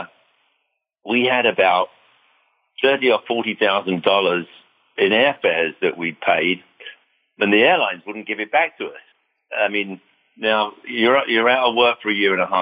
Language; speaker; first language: English; native; English